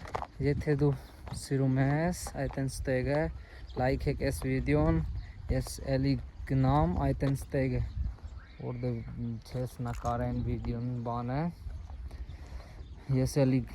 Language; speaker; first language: Armenian; non-native, learner; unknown